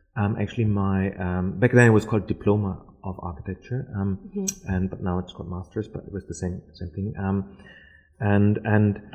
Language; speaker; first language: English; non-native, fluent; German